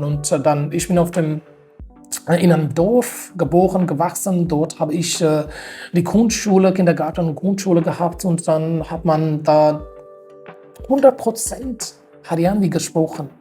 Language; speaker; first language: German; non-native, fluent; Haryanvi